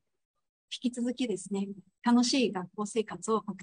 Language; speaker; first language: Japanese; native; Japanese